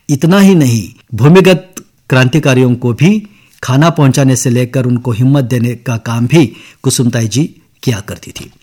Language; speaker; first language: Hindi; non-native, local second language; Marathi